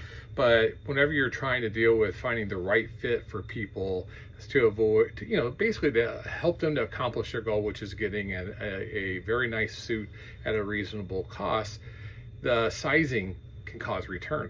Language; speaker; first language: English; native; English